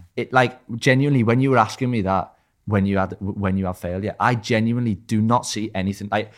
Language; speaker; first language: English; native; English